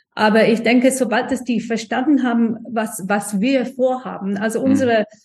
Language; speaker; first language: German; non-native, fluent; English